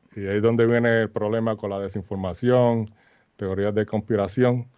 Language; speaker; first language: Spanish; native; Spanish